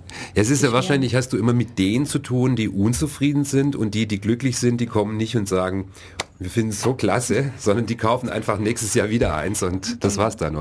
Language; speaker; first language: German; native; German